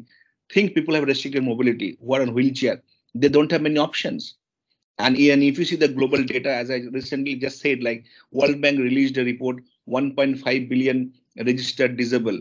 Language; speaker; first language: English; non-native, local second language; Bangla